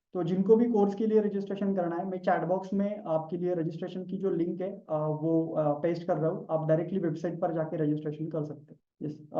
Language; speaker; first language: Hindi; non-native, local second language; Marathi